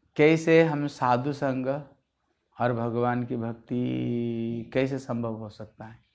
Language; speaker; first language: Hindi; non-native, local second language; Bangla